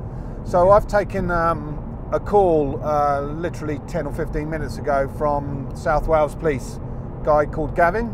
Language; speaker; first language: English; native; English